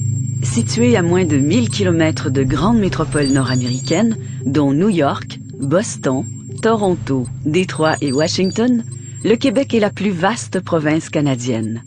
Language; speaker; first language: French; native; French